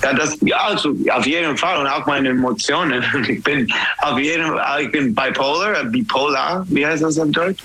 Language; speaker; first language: German; non-native, fluent; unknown